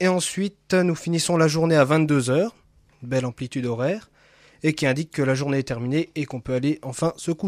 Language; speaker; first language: French; native; French